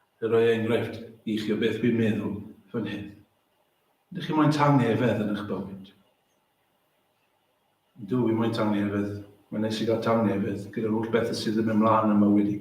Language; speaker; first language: Welsh; native; Welsh